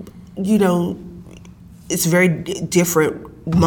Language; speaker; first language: English; native; English